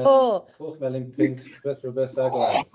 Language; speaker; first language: Welsh; native; Welsh